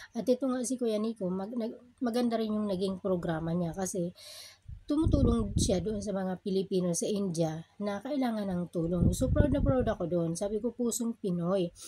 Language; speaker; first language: Filipino; native; Filipino